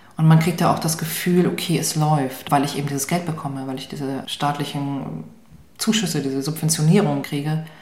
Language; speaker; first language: German; native; German